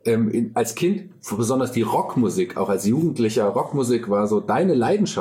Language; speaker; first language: German; native; German